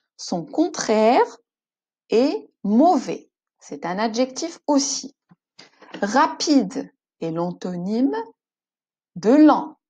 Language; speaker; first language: French; non-native, local second language; Arabic